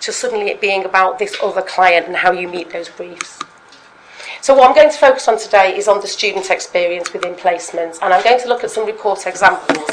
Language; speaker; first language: English; native; English